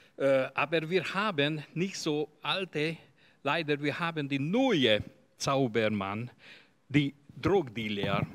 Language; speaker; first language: German; non-native, learner; Hungarian